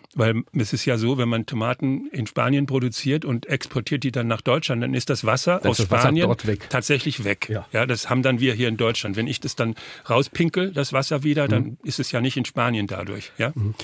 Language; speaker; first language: German; native; German